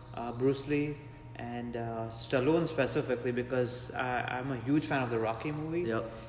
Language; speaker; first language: English; non-native, local second language; Gujarati